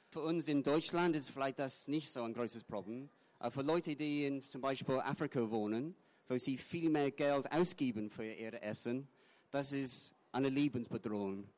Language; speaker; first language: German; non-native, fluent; English